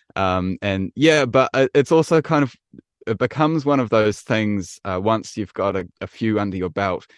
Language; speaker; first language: English; native; English